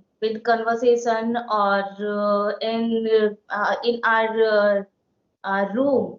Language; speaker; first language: English; non-native, learner; Hindi